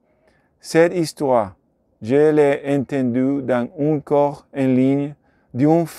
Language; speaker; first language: French; non-native, learner; Spanish